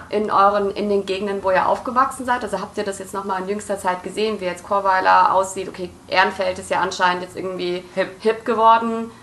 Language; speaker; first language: German; native; German